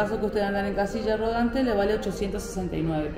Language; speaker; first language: Spanish; native; Spanish